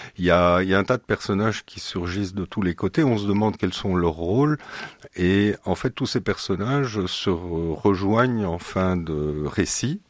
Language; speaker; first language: French; native; French